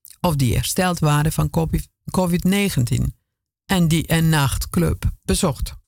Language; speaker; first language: Dutch; non-native, fluent; Italian